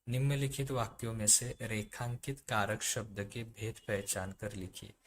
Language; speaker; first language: Hindi; non-native, local second language; Marathi